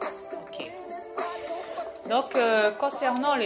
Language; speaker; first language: French; native; French